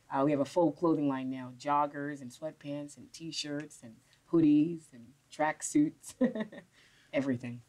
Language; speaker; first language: English; native; English